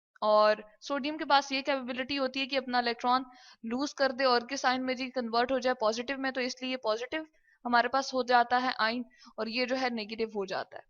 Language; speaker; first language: Hindi; non-native, local second language; Punjabi